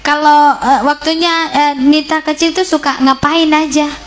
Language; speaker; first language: Indonesian; native; Indonesian